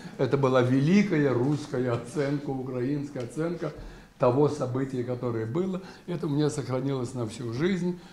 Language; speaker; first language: Russian; native; Russian